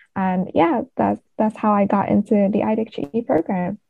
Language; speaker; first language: English; non-native, local second language; Cantonese